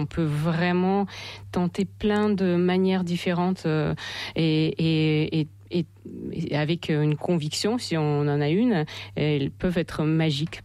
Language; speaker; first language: French; non-native, fluent; Ukrainian